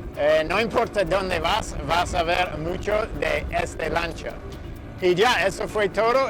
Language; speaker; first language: Spanish; non-native, fluent; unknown